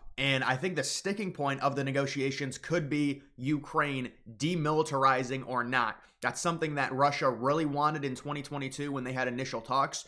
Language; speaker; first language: English; native; English